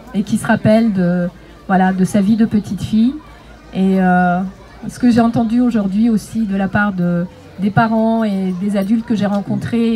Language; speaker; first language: French; early bilingual, other home language; Romanian